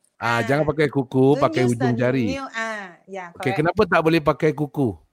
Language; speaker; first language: Malay; native; Malay